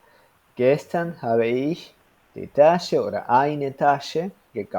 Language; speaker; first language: German; non-native, fluent; Spanish